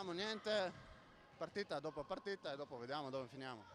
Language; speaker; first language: Italian; non-native, fluent; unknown